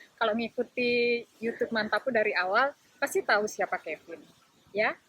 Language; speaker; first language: Indonesian; native; Indonesian